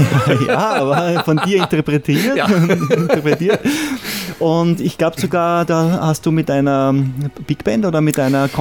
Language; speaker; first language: German; native; German